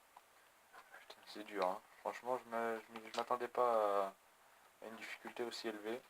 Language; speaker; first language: French; native; French